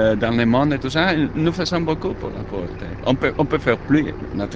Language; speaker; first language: French; non-native, learner; Spanish